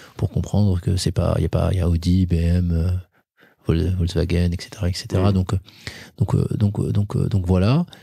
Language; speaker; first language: French; non-native, local second language; Arabic